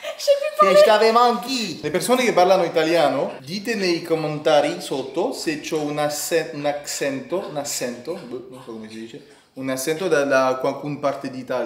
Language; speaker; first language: Italian; early bilingual, heritage; Italian